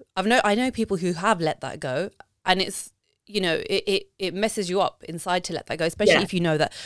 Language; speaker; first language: English; native; English